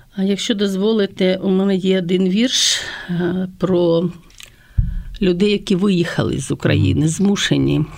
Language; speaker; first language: Ukrainian; non-native, local second language; Russian